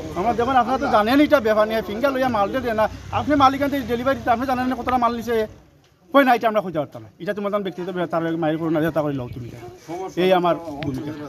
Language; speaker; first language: Bangla; native; Bangla